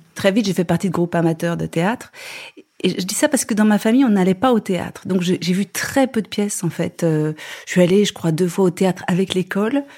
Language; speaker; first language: French; native; French